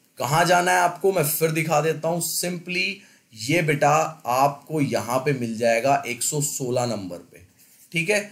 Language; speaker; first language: Hindi; native; Hindi